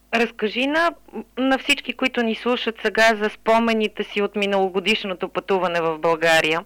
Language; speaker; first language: Bulgarian; native; Bulgarian